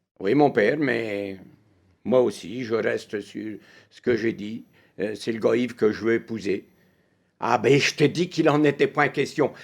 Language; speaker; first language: French; native; French